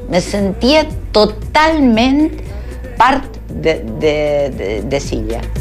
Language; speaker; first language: Catalan; early bilingual, heritage; Catalan